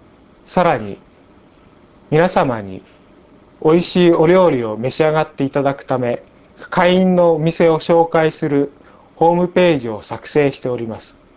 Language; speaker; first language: Japanese; native; Japanese